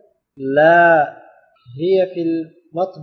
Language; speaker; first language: Arabic; non-native, fluent; Uzbek